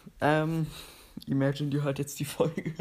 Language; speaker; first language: German; native; German